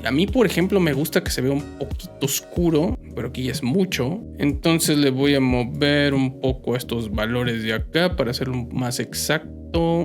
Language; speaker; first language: Spanish; native; Spanish